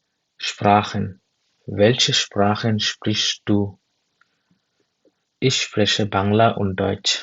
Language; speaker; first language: German; non-native, fluent; Bangla